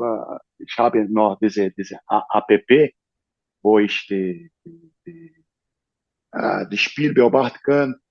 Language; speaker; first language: German; non-native, learner; Portuguese